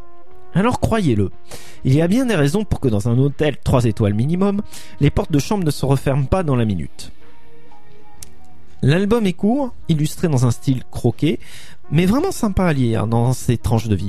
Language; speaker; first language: French; native; French